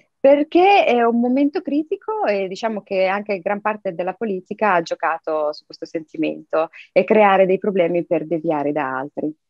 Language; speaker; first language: Italian; early bilingual, other home language; Arabic